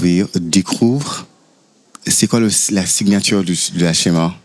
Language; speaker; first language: French; non-native, fluent; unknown